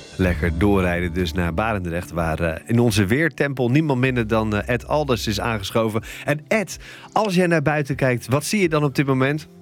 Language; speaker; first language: Dutch; native; Dutch